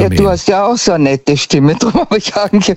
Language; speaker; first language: German; native; German